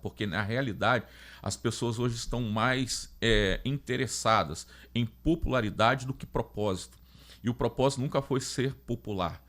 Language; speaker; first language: Portuguese; native; Portuguese